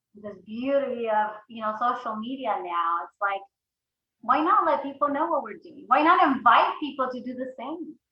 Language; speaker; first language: English; early bilingual, other home language; Spanish